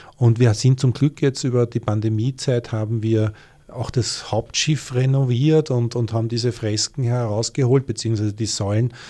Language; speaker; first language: German; native; German